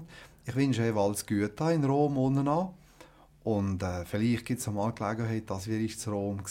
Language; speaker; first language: German; native; German